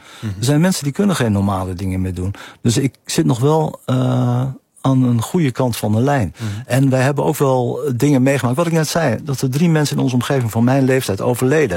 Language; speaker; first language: Dutch; native; Dutch